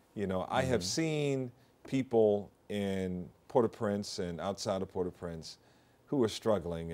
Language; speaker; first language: English; native; English